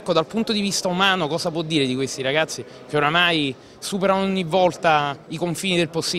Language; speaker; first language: Italian; native; Italian